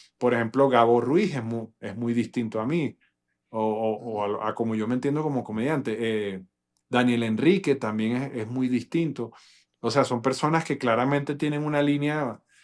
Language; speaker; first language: Spanish; non-native, local second language; English